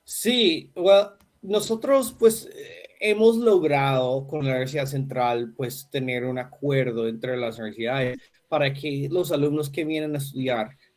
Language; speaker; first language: Spanish; non-native, fluent; English